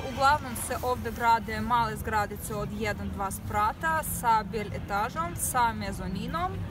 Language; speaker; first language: Bosnian; non-native, fluent; Russian